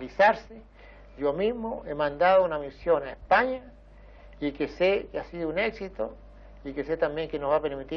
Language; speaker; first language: Spanish; native; Spanish